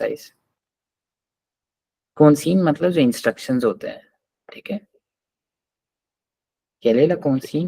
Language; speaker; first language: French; non-native, fluent; Hindi